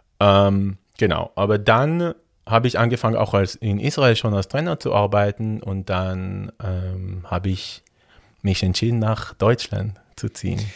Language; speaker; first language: German; non-native, fluent; Hebrew